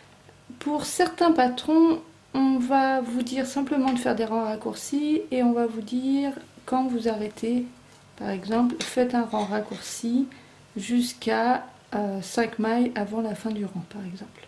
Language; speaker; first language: French; native; French